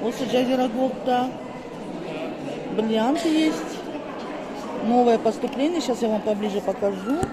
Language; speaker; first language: Russian; non-native, local second language; Kazakh